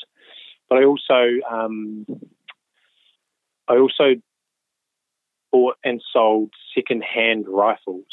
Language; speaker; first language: English; native; English